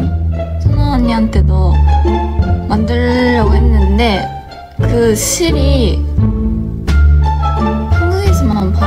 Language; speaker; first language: Korean; non-native, fluent; Japanese